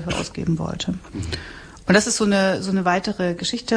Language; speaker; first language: German; native; German